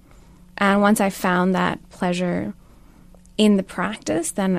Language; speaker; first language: English; non-native, local second language; Urdu